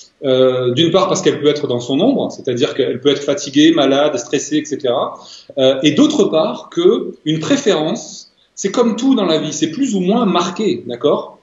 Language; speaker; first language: French; native; French